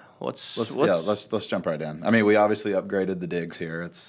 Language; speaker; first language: English; native; English